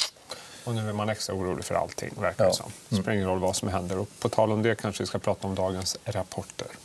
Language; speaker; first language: Swedish; native; Swedish